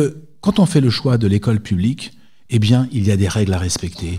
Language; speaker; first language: French; native; French